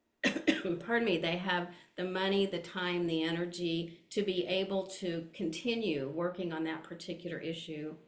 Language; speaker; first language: English; native; English